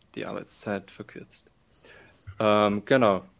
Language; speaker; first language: German; native; German